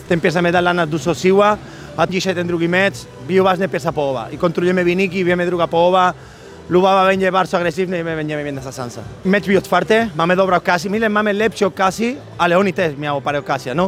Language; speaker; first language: Polish; non-native, learner; Spanish